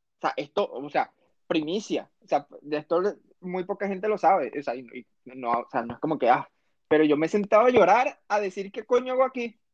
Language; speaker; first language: Spanish; native; Spanish